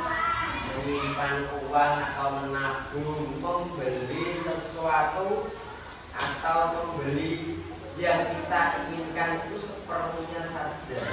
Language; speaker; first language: Indonesian; native; Indonesian